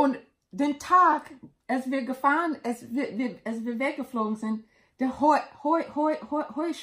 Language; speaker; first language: German; non-native, learner; English